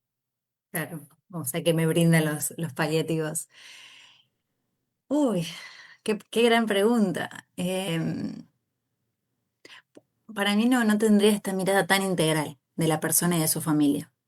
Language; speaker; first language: Spanish; native; Spanish